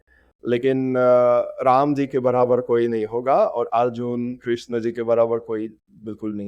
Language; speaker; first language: Hindi; non-native, fluent; Russian